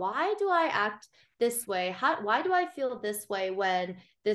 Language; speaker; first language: English; early bilingual, other home language; Korean